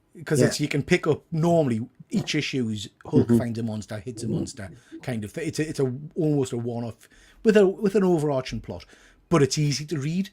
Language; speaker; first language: English; native; English